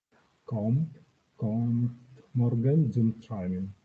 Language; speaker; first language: German; non-native, learner; Indonesian